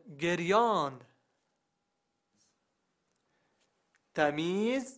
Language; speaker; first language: Persian; non-native, learner; Arabic